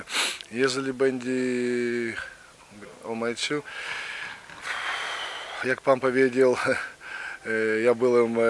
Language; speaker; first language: Polish; non-native, learner; Ukrainian